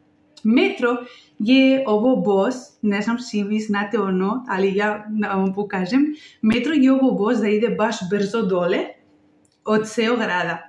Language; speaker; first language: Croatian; non-native, learner; Spanish